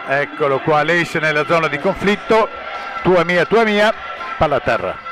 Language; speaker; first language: Italian; native; Italian